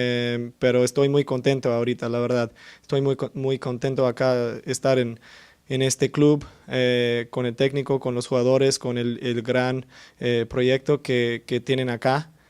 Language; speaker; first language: Spanish; early bilingual, heritage; English